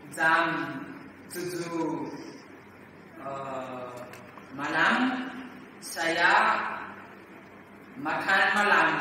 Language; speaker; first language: Indonesian; non-native, learner; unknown